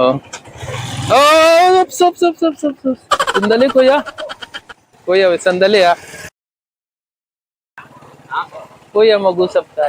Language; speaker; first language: Filipino; non-native, learner; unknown